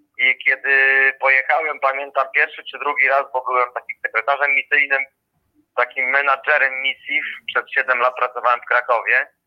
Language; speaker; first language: Polish; native; Polish